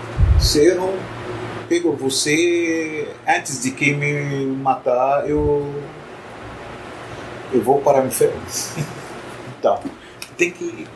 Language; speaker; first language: Portuguese; non-native, fluent; Arabic